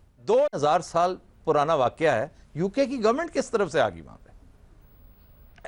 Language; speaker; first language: Urdu; native; Urdu